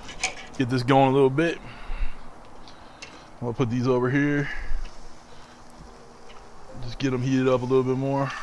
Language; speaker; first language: English; native; English